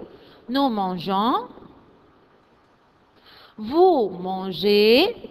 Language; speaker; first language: French; non-native, fluent; Arabic